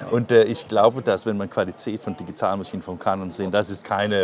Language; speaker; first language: German; non-native, learner; Danish